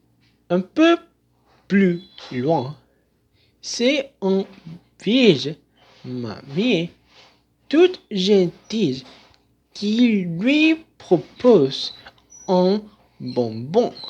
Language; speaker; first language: French; non-native, learner; Spanish